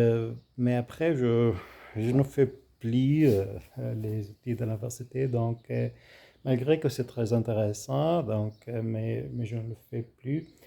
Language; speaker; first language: French; non-native, fluent; Arabic